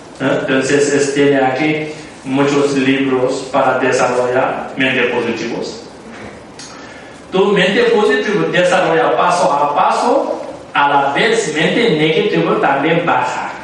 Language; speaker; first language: Spanish; non-native, learner; Tibetan